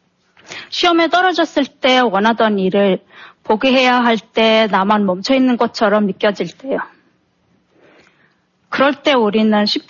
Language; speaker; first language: Korean; non-native, fluent; Turkmen